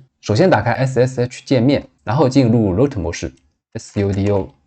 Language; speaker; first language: Chinese; native; Chinese